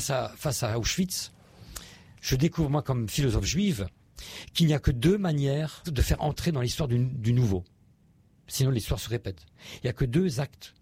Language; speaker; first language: French; native; French